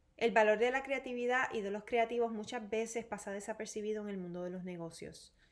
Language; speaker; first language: Spanish; native; Spanish